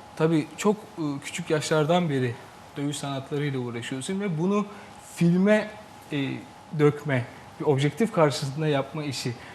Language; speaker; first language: Turkish; native; Turkish